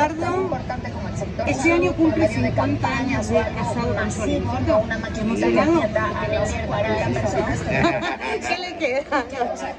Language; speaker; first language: Spanish; native; Spanish